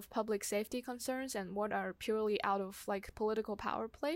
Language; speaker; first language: English; non-native, fluent; Chinese